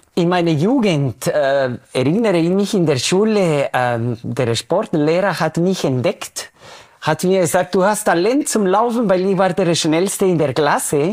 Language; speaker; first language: German; non-native, fluent; Spanish